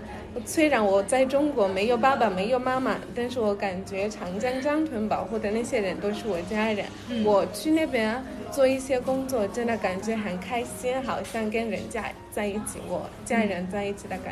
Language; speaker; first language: Chinese; non-native, learner; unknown